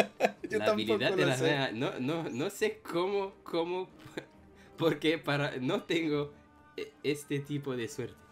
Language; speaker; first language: Spanish; non-native, learner; English